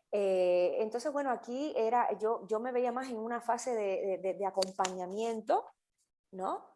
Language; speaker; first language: Spanish; native; Spanish